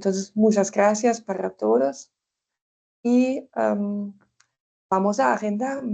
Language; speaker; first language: Spanish; non-native, fluent; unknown